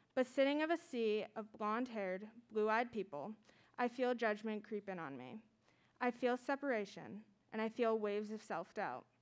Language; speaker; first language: English; native; English